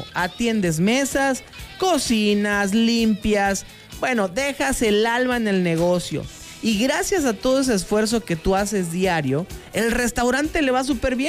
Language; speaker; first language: Spanish; native; Spanish